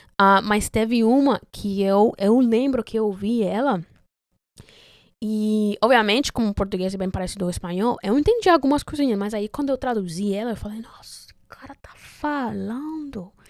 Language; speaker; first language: Portuguese; non-native, fluent; Spanish